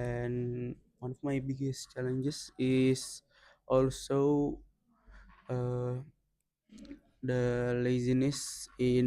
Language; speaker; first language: English; non-native, learner; Indonesian